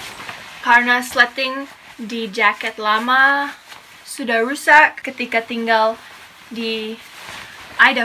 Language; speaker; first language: Indonesian; non-native, fluent; English